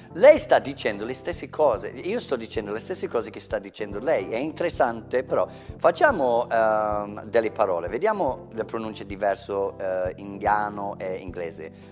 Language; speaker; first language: Italian; non-native, fluent; English